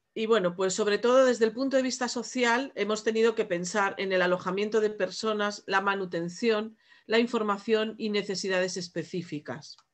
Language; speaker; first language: Spanish; native; Spanish